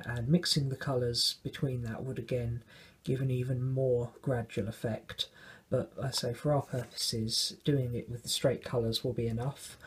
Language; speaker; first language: English; native; English